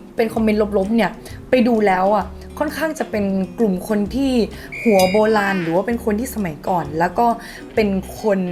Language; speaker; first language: Thai; native; Thai